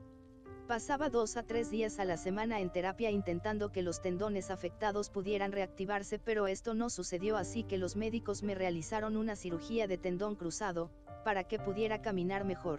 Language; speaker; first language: Spanish; native; Spanish